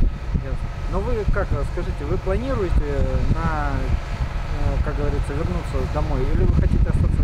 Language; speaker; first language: Russian; native; Russian